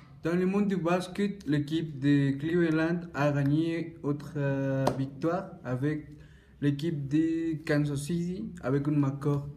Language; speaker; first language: French; non-native, learner; Spanish